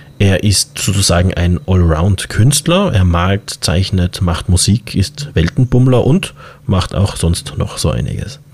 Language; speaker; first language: German; native; German